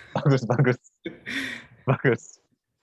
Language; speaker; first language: Indonesian; non-native, fluent; Korean